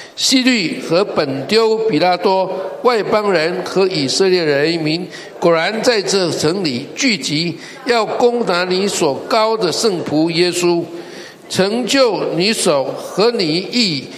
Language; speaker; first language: Chinese; native; Chinese